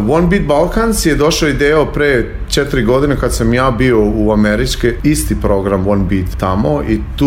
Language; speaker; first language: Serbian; non-native, learner; Albanian